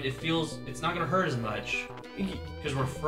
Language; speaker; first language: English; native; English